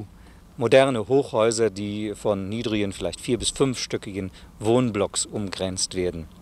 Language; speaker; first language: German; native; German